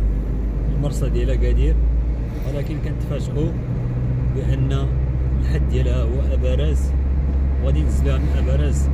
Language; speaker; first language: Arabic; native; Arabic